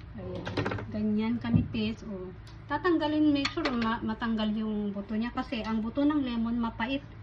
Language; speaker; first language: Filipino; native; Filipino